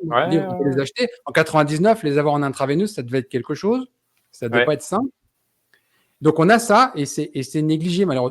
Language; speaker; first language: French; native; French